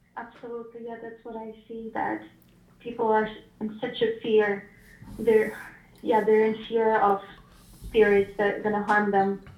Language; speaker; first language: English; non-native, fluent; Ukrainian